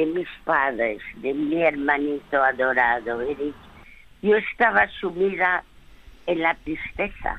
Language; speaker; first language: Spanish; early bilingual, other home language; French